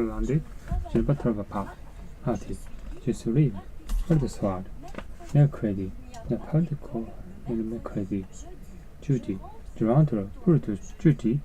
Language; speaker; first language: French; non-native, learner; Japanese